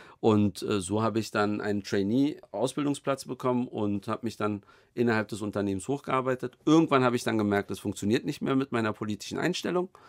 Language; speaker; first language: German; native; German